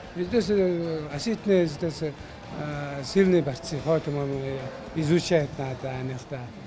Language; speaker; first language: Russian; non-native, learner; Mongolian